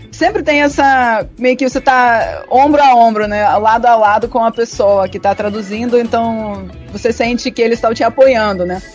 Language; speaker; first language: Portuguese; non-native, fluent; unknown